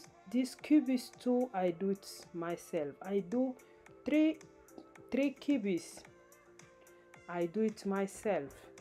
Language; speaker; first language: English; non-native, learner; Lingala